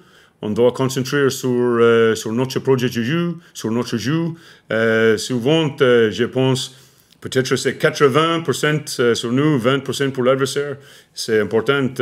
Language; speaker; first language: French; non-native, learner; English